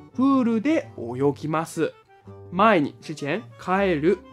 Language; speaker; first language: Japanese; non-native, fluent; Chinese